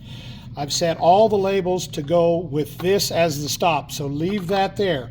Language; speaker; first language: English; native; English